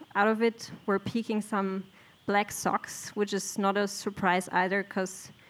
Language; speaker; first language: English; non-native, fluent; German